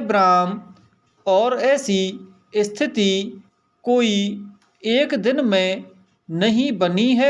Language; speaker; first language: Hindi; native; Hindi